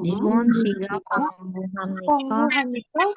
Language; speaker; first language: Korean; non-native, learner; Indonesian